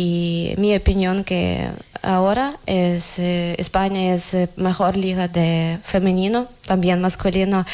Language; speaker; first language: Spanish; non-native, learner; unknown